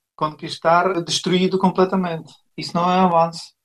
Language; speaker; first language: Portuguese; non-native, fluent; Ukrainian